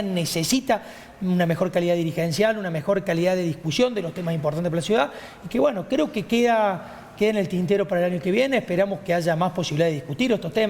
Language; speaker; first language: Spanish; native; Spanish